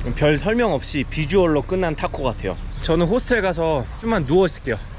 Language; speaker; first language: Korean; native; Korean